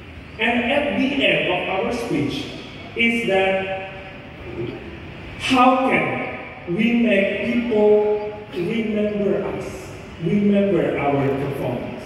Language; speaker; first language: English; non-native, fluent; Indonesian